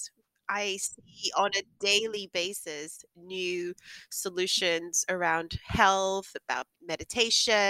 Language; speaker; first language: English; non-native, local second language; Yoruba